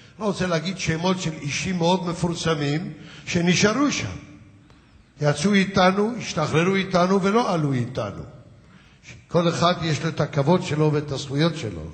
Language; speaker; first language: Hebrew; early bilingual, other home language; Yiddish